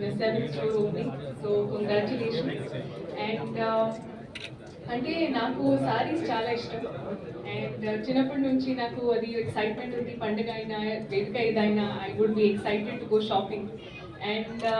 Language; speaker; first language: Telugu; non-native, learner; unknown